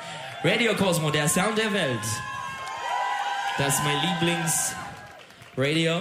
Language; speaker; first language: German; non-native, learner; Turkish